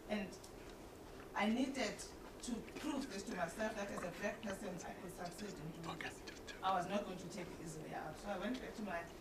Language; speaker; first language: English; non-native, local second language; Xhosa